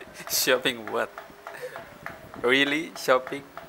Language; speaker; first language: English; non-native, learner; Indonesian